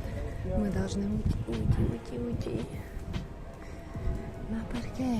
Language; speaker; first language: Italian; non-native, learner; Russian